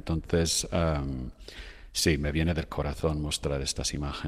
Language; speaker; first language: Spanish; non-native, fluent; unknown